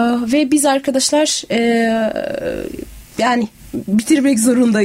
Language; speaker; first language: Turkish; native; Turkish